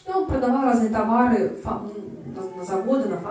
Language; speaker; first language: Russian; native; Russian